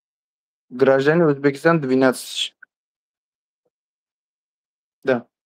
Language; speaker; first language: Russian; non-native, learner; Tajik